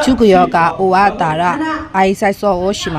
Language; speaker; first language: Japanese; non-native, learner; Burmese